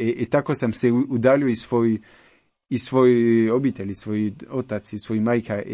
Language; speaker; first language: Croatian; non-native, learner; French